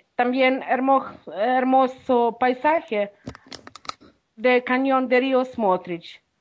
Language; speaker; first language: Spanish; non-native, learner; Ukrainian